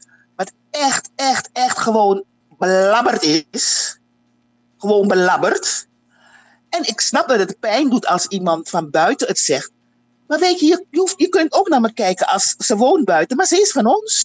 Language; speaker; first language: Dutch; native; Dutch